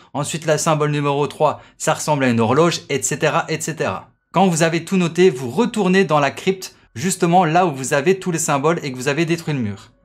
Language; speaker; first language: French; native; French